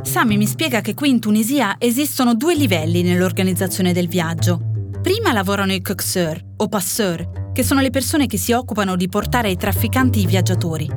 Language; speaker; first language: Italian; native; Italian